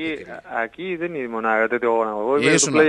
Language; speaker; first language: Greek; non-native, learner; Spanish